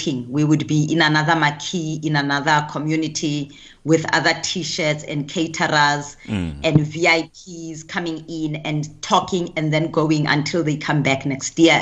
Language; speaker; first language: English; non-native, local second language; Tswana